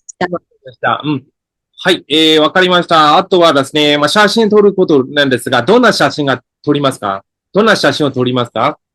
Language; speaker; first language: Japanese; non-native, fluent; Burmese